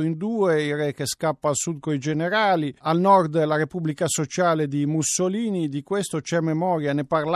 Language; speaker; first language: Italian; native; Italian